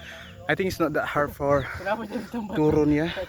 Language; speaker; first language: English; non-native, learner; Indonesian